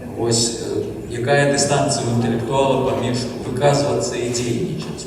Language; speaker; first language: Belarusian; native; Belarusian